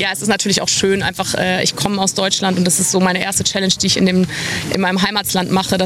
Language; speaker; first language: German; native; German